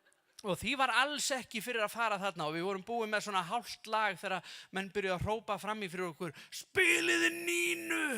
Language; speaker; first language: Icelandic; native; Icelandic